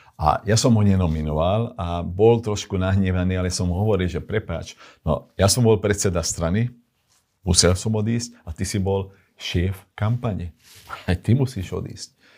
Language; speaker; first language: Slovak; non-native, local second language; Hungarian